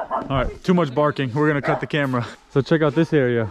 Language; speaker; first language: English; native; English